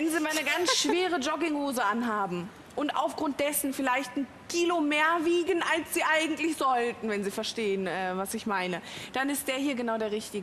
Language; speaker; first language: German; native; German